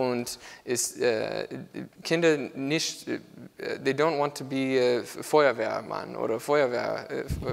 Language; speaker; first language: German; non-native, learner; English